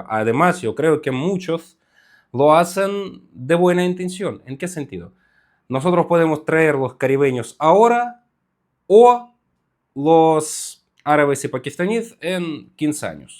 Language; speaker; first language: Spanish; non-native, fluent; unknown